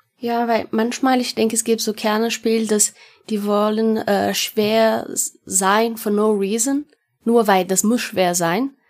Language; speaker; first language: German; non-native, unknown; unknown